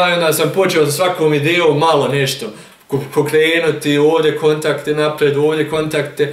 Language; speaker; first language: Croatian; early bilingual, heritage; German